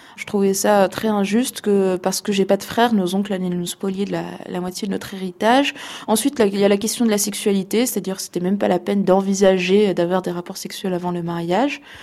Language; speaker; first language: French; non-native, local second language; Arabic